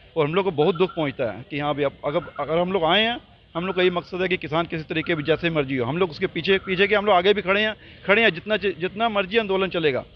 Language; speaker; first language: Hindi; non-native, local second language; Punjabi